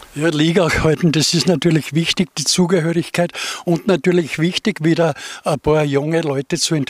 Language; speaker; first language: German; native; German